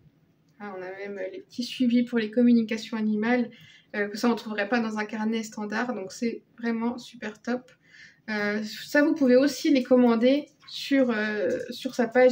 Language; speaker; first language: French; native; French